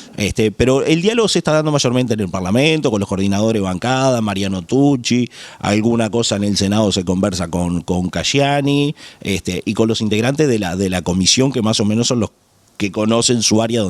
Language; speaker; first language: Spanish; native; Spanish